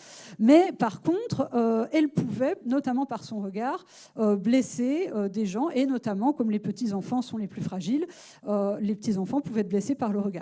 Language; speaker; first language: French; native; French